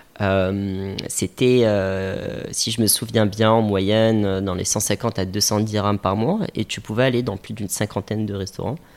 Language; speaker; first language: French; native; French